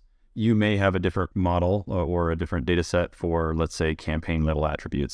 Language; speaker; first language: English; native; English